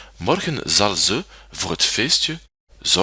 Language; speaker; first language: Dutch; non-native, fluent; French